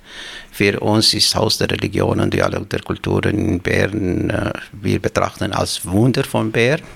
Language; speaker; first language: German; non-native, fluent; Albanian